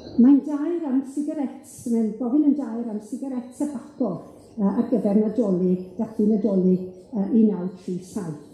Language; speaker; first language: Welsh; native; Welsh